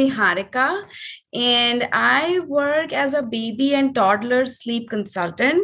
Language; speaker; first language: English; non-native, local second language; Hindi